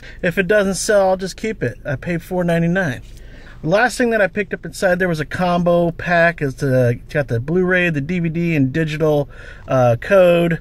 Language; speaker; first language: English; native; English